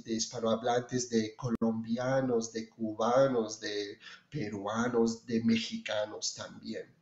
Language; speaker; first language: Spanish; non-native, fluent; French